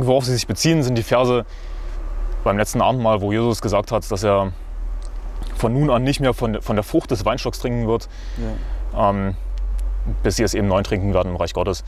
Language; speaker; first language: German; native; German